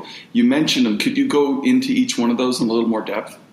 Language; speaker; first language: English; native; English